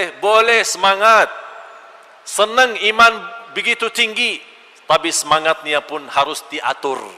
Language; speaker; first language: Malay; non-native, fluent; Arabic